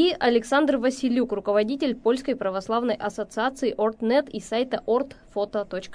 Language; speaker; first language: Russian; native; Russian